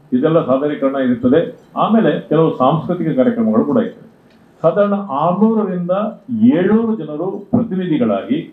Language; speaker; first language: Kannada; non-native, local second language; Konkani